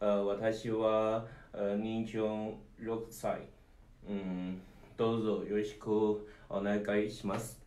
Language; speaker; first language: Japanese; non-native, learner; Chinese